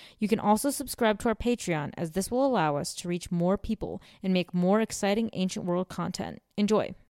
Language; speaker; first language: English; native; English